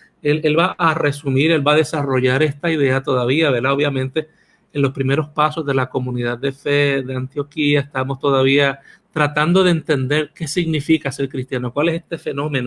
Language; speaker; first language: Spanish; native; Spanish